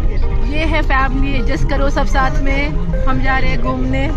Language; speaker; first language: Hindi; native; Hindi